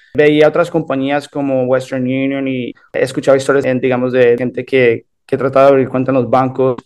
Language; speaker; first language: Spanish; early bilingual, heritage; Spanish